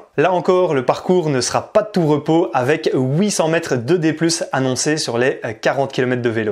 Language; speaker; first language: French; native; French